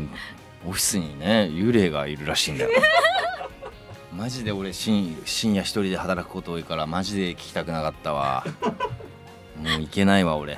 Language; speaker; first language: Japanese; native; Japanese